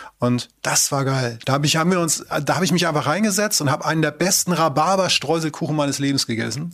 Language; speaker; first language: German; native; German